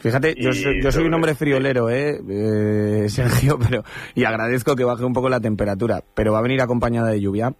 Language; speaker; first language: Spanish; native; Spanish